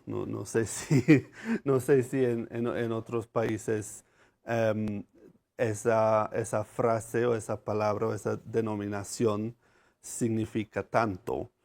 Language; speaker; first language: Spanish; non-native, fluent; English